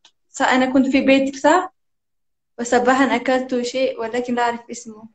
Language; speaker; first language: Arabic; non-native, learner; Turkish